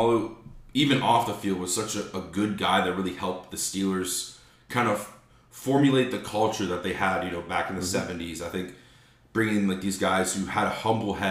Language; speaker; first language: English; native; English